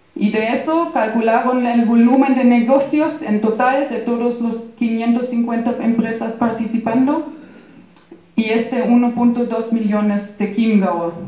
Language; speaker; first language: Spanish; non-native, fluent; German